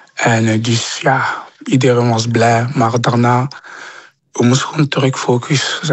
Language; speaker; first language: Dutch; non-native, local second language; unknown